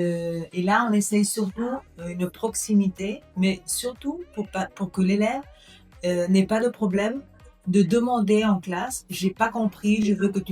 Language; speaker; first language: French; non-native, fluent; Spanish